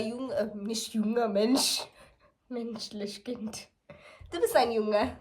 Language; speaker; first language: German; non-native, learner; Malayalam